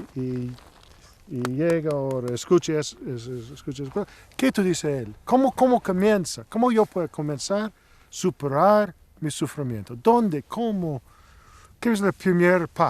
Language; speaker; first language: Spanish; non-native, learner; English